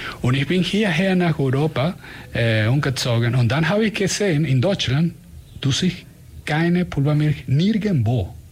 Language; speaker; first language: German; non-native, learner; Spanish